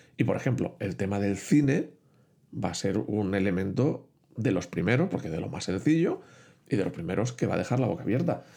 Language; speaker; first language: Spanish; native; Spanish